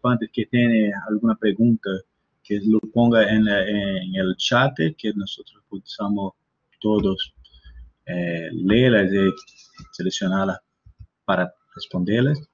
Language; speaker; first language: Spanish; non-native, learner; Portuguese